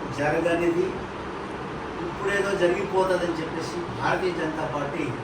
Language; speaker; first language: Telugu; non-native, local second language; Lambadi